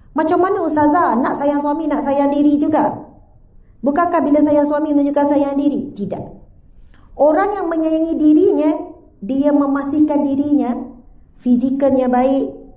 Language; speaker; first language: Malay; native; Malay